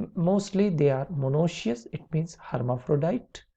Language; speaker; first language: English; non-native, local second language; Hindi